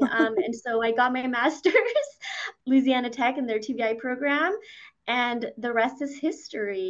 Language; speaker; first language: English; early bilingual, other home language; Spanish